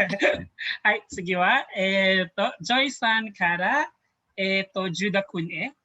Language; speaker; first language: Japanese; non-native, learner; Filipino